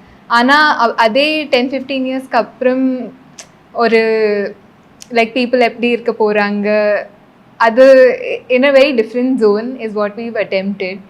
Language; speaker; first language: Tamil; non-native, fluent; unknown